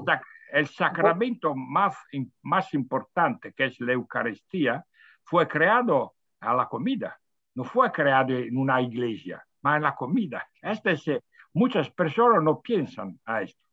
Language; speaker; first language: Spanish; non-native, fluent; Italian